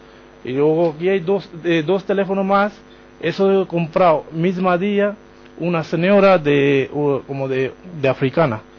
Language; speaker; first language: Spanish; non-native, learner; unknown